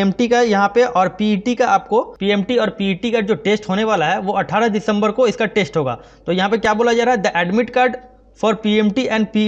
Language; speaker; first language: Hindi; non-native, local second language; Bangla